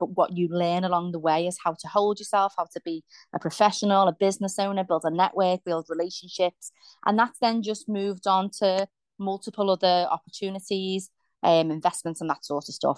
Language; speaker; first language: English; native; English